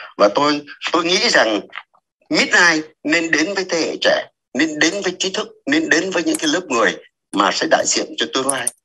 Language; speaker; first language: Vietnamese; native; Vietnamese